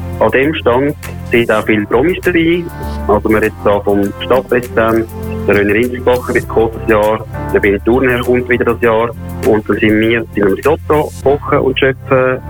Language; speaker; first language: German; native; German